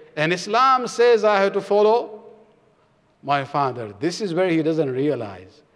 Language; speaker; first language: English; non-native, local second language; Urdu